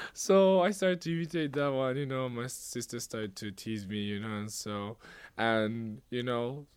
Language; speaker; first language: English; non-native, fluent; Japanese